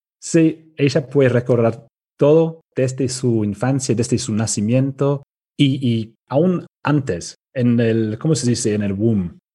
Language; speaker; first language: Spanish; non-native, fluent; English